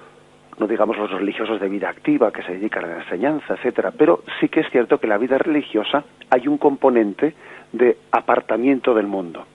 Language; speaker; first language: Spanish; native; Spanish